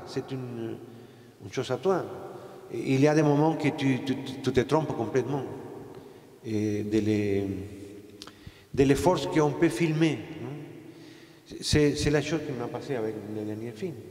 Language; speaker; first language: French; non-native, fluent; Spanish